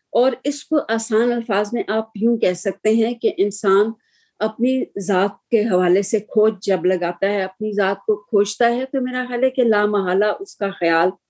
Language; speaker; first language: Urdu; native; Urdu